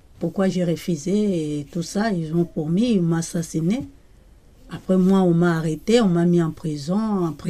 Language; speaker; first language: French; non-native, local second language; Lingala